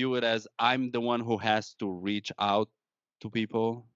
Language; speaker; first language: English; non-native, fluent; Romanian